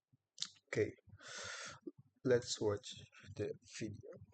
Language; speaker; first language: English; non-native, learner; Indonesian